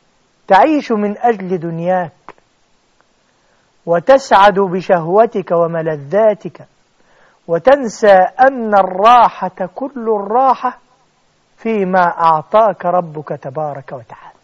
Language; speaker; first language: Arabic; native; Arabic